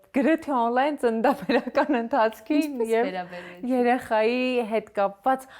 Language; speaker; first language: Armenian; native; Armenian